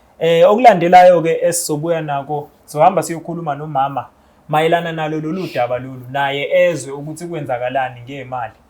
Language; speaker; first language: Zulu; native; Zulu